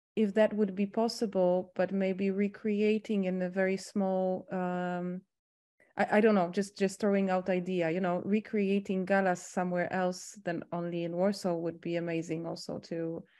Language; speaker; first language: English; non-native, fluent; Polish